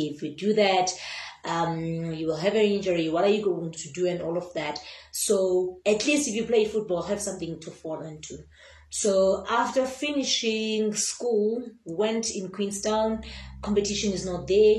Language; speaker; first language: English; non-native, local second language; Xhosa